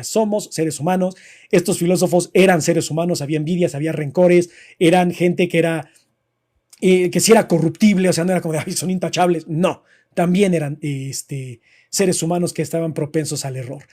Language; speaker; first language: Spanish; native; Spanish